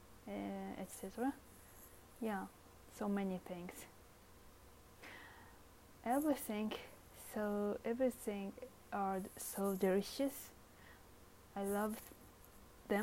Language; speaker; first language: English; non-native, learner; Japanese